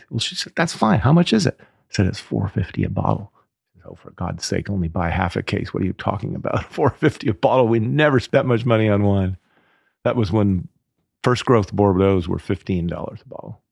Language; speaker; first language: English; native; English